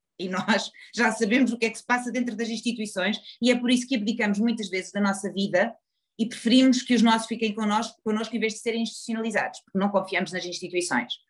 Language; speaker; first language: Portuguese; native; Portuguese